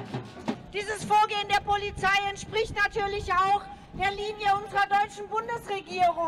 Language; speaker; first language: German; native; German